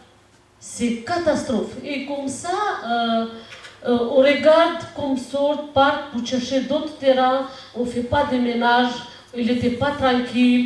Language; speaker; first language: French; non-native, learner; Romanian